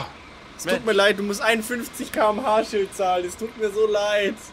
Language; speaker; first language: German; native; German